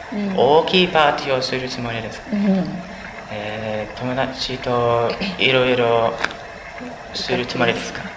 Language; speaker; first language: Japanese; non-native, learner; English